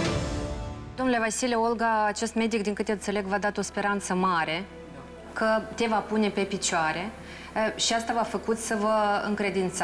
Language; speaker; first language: Romanian; native; Romanian